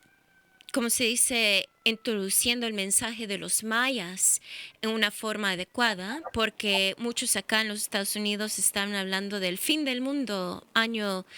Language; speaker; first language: Spanish; early bilingual, heritage; English